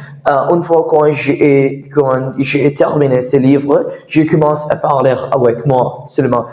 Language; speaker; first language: French; non-native, learner; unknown